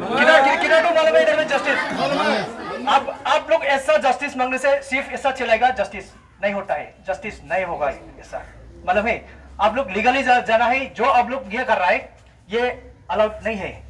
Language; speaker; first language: Hindi; non-native, local second language; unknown